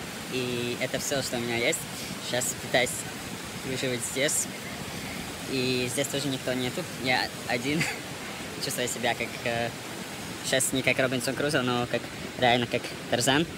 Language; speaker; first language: Russian; non-native, learner; Latvian